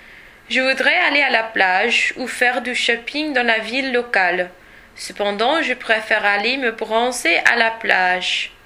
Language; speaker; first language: French; non-native, learner; English